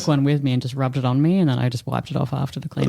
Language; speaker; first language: English; native; English